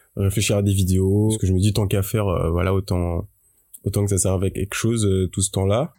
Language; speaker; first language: French; native; French